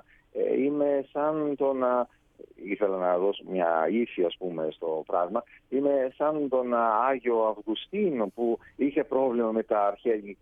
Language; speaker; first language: Greek; non-native, fluent; Italian